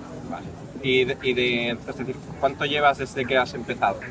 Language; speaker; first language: Spanish; native; Spanish